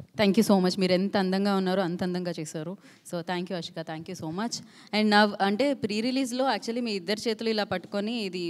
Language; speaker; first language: Telugu; native; Telugu